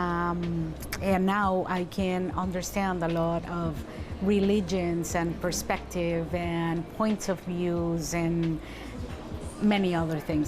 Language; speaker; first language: English; non-native, fluent; Spanish